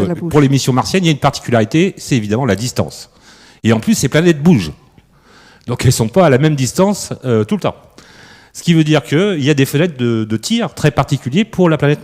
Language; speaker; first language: French; native; French